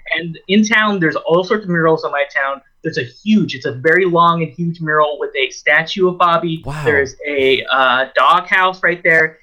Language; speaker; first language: English; native; English